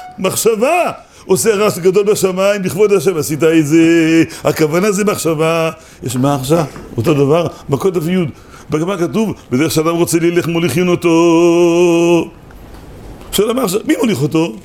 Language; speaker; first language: Hebrew; native; Hebrew